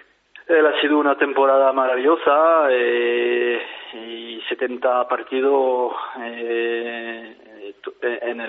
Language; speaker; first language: Spanish; non-native, fluent; French